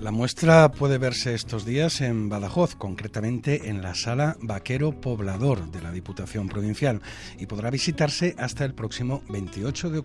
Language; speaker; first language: Spanish; native; Spanish